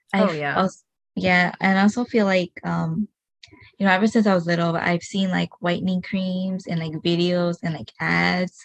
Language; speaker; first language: English; early bilingual, other home language; Hmong